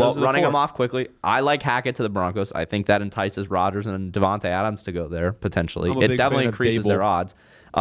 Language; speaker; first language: English; native; English